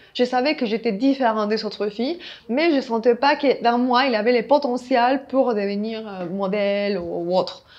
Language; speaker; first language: French; non-native, fluent; Spanish